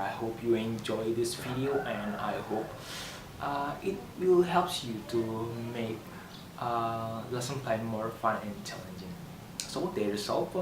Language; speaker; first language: English; non-native, learner; Indonesian